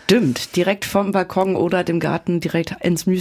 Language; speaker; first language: German; native; German